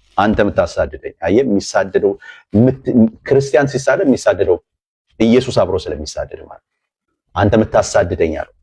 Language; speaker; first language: Amharic; native; Amharic